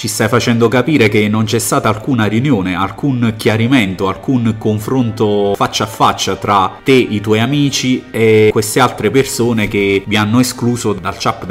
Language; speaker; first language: Italian; native; Italian